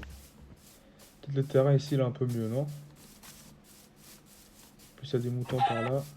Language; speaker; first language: French; native; French